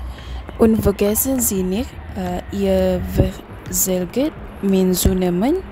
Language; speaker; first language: German; non-native, learner; Malay